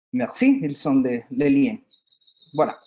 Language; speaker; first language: French; non-native, learner; Spanish